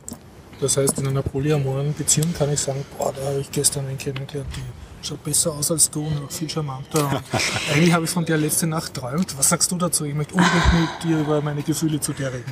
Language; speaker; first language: German; native; German